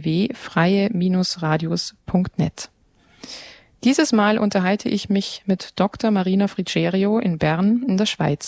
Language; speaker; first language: German; native; German